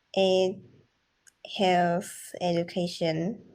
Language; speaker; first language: English; non-native, learner; Vietnamese